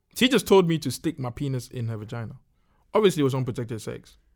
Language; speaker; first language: English; non-native, local second language; Akan